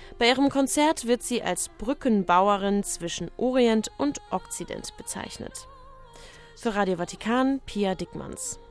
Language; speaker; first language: German; native; German